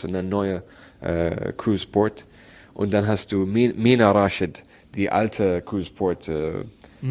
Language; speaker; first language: German; non-native, learner; Arabic